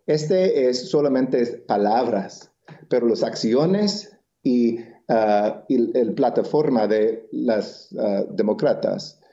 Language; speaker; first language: Spanish; non-native, local second language; English